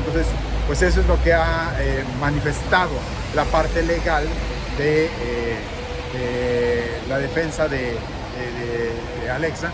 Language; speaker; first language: Spanish; native; Spanish